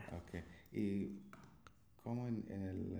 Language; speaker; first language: Spanish; non-native, fluent; English